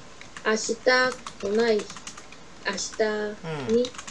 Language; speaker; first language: Japanese; non-native, learner; Chinese